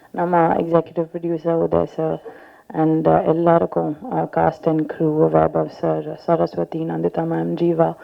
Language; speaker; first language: Tamil; non-native, learner; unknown